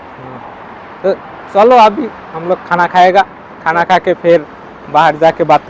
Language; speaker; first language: Hindi; non-native, learner; Bangla